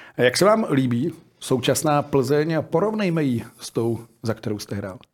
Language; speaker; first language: Czech; native; Czech